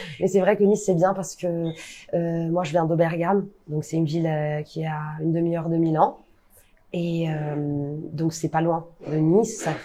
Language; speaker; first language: French; non-native, fluent; Italian